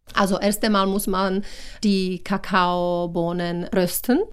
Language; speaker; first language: German; non-native, learner; Czech